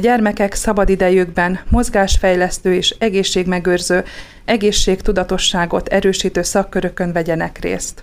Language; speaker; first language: Hungarian; native; Hungarian